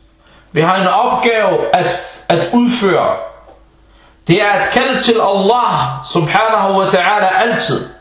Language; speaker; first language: Danish; early bilingual, other home language; Arabic